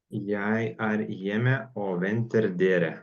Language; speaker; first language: Norwegian; non-native, learner; Lithuanian